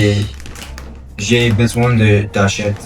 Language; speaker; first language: French; non-native, learner; English